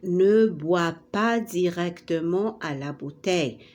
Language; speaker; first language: French; non-native, local second language; Arabic